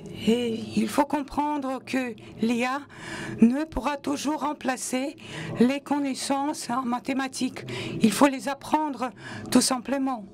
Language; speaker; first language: French; non-native, local second language; Latvian